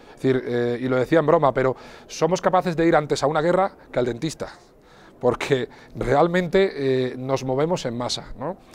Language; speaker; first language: Spanish; native; Spanish